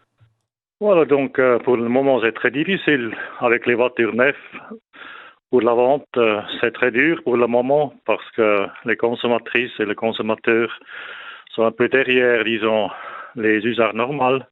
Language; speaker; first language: French; non-native, local second language; German